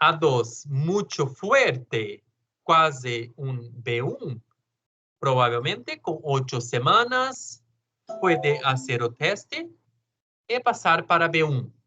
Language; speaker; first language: Spanish; non-native, learner; Portuguese